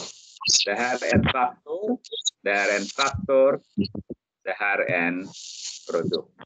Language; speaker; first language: Swedish; non-native, fluent; Arabic